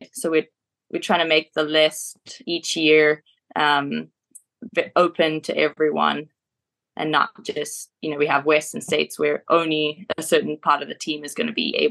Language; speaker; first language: English; native; English